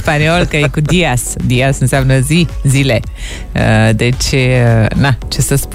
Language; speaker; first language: Romanian; native; Romanian